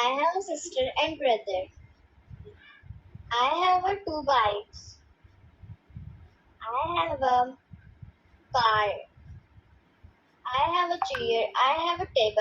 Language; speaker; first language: English; non-native, learner; Hindi